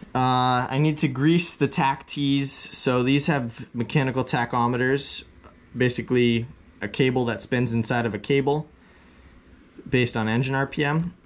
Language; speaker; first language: English; native; English